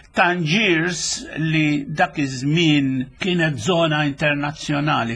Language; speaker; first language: Maltese; non-native, fluent; Spanish